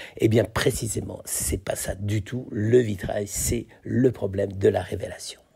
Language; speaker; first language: French; native; French